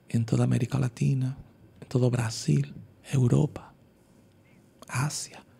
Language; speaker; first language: Portuguese; non-native, learner; Spanish